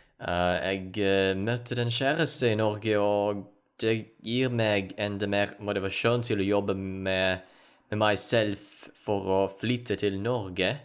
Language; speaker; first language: Norwegian; non-native, learner; Ukrainian